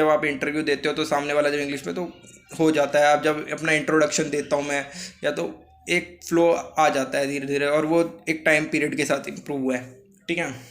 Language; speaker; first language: Hindi; native; Hindi